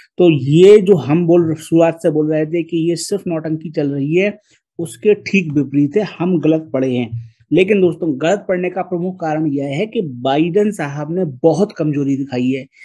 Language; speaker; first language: Hindi; native; Hindi